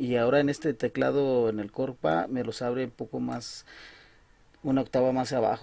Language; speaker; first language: Spanish; native; Spanish